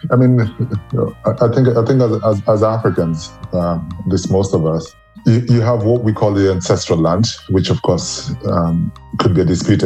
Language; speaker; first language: English; non-native, local second language; Luo (Kenya and Tanzania)